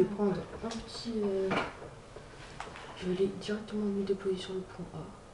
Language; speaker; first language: French; native; French